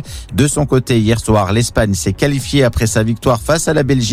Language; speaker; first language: French; native; French